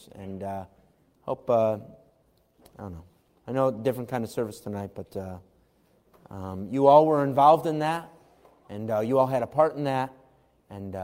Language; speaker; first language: English; native; English